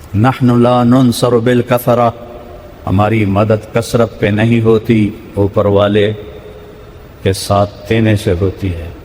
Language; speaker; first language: Urdu; non-native, local second language; Punjabi